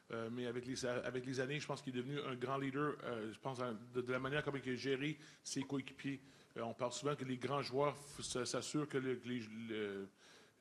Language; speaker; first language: French; native; French